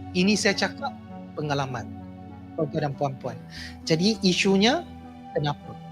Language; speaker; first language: Malay; non-native, local second language; Chinese